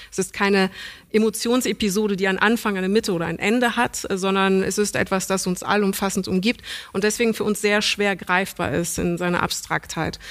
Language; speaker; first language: German; early bilingual, other home language; English